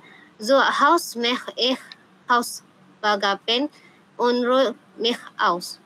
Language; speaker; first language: German; non-native, learner; Malay